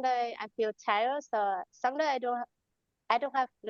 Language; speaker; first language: English; non-native, learner; Vietnamese